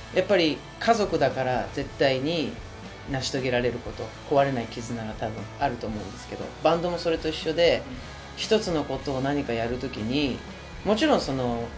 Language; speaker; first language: Japanese; native; Japanese